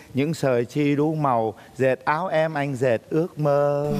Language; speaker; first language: Vietnamese; native; Vietnamese